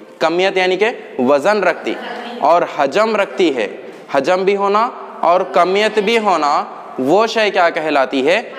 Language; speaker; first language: Urdu; native; Urdu